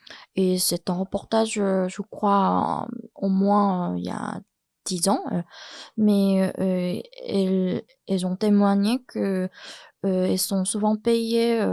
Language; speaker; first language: French; non-native, fluent; Chinese